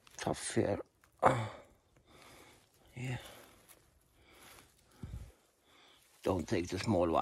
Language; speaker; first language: English; non-native, learner; Swedish